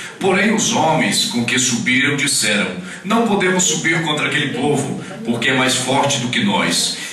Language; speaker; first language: Portuguese; native; Portuguese